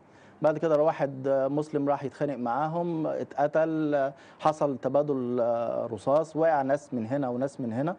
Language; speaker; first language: Arabic; native; Arabic